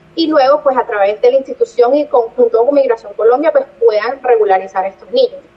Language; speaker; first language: Spanish; native; Spanish